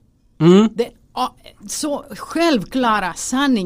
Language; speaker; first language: Swedish; non-native, fluent; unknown